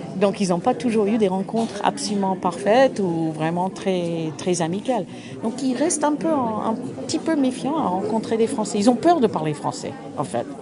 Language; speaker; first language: French; non-native, fluent; English